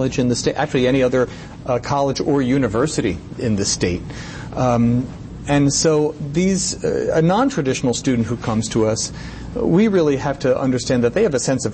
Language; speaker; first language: English; native; English